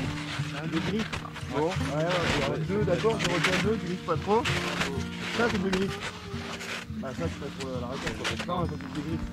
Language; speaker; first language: French; native; French